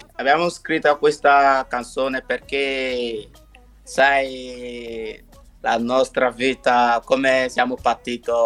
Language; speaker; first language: Italian; non-native, learner; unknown